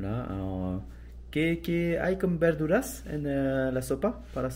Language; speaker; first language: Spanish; non-native, learner; French